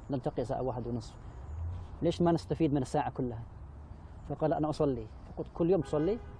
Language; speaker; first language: Arabic; non-native, fluent; English